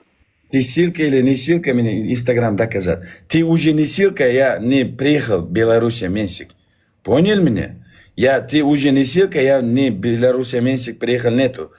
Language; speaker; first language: Russian; non-native, learner; Uzbek